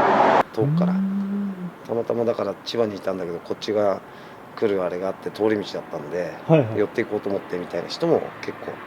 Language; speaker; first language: Japanese; native; Japanese